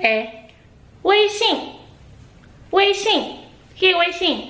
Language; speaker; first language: Portuguese; non-native, fluent; Chinese